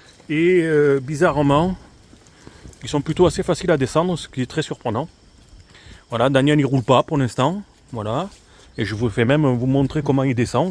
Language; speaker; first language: French; native; French